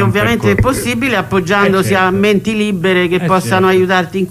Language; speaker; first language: Italian; native; Italian